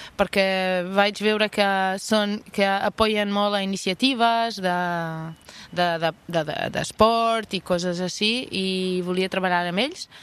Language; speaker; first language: Catalan; non-native, fluent; Portuguese